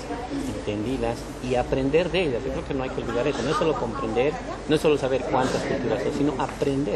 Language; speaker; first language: Spanish; native; Spanish